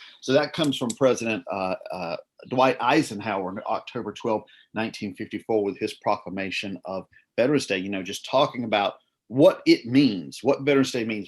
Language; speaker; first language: English; native; English